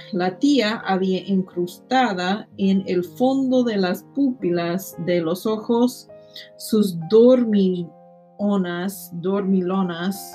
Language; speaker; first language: Spanish; non-native, fluent; English